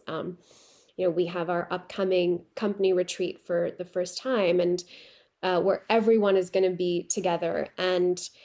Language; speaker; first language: English; non-native, local second language; Urdu